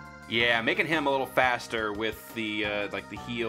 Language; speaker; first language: English; native; English